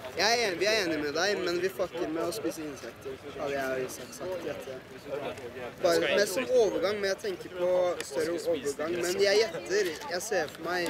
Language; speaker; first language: Norwegian; native; Norwegian